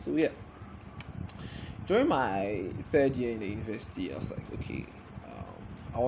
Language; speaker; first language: English; non-native, local second language; Akan